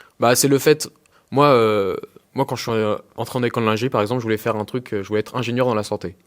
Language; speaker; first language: French; early bilingual, other home language; Spanish